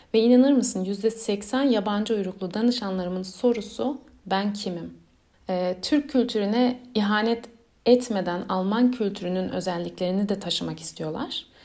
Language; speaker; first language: Turkish; early bilingual, heritage; Turkish